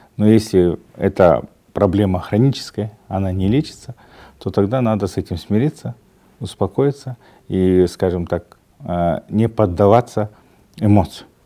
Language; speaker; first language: Russian; non-native, local second language; Kazakh